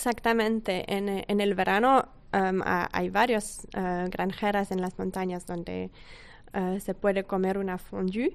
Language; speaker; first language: Spanish; non-native, fluent; French